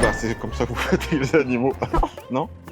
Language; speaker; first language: French; native; French